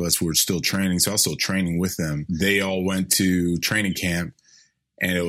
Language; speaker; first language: English; native; English